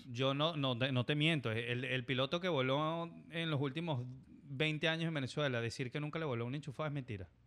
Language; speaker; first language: Spanish; native; Spanish